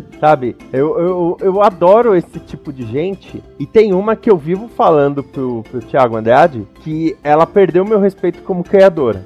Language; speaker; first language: Portuguese; native; Portuguese